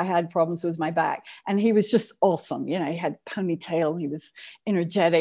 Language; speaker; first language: English; native; English